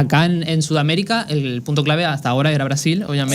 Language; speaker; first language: Spanish; native; Spanish